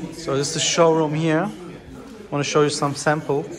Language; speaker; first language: English; non-native, fluent; German